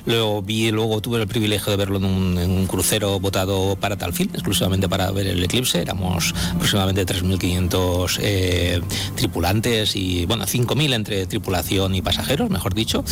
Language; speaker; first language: Spanish; native; Spanish